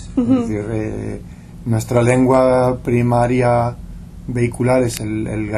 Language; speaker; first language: Spanish; non-native, local second language; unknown